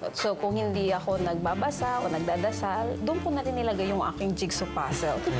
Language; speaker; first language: Filipino; non-native, local second language; Iloko